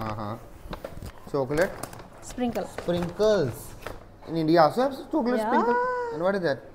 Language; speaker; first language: English; non-native, learner; Hindi